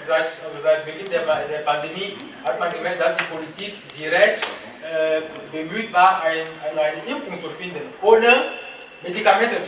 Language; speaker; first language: German; non-native, fluent; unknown